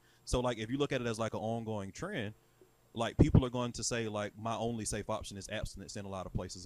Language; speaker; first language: English; native; English